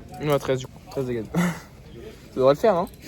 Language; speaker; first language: French; native; French